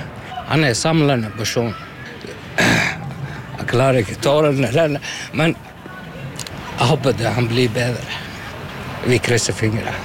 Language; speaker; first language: Norwegian; non-native, learner; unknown